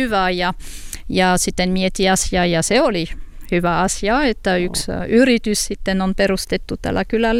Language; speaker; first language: Finnish; non-native, learner; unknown